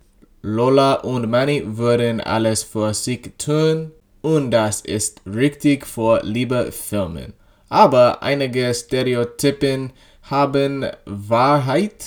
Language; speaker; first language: German; non-native, learner; English